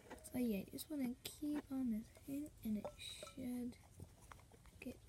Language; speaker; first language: English; native; English